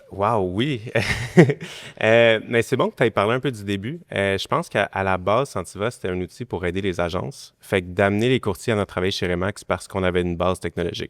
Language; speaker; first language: French; native; French